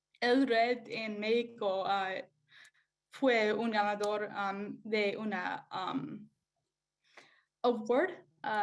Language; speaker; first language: Spanish; non-native, learner; English